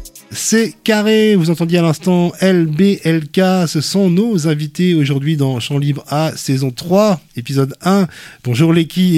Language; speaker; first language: French; native; French